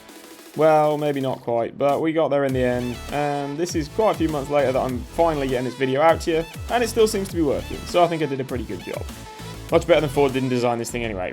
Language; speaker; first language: English; native; English